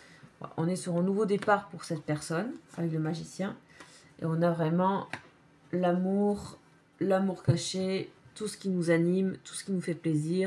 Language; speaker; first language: French; native; French